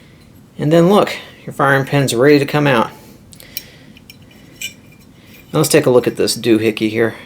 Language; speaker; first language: English; native; English